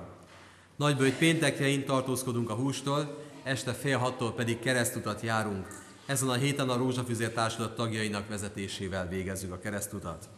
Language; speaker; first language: Hungarian; native; Hungarian